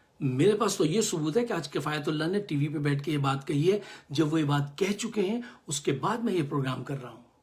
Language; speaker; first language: Urdu; native; Urdu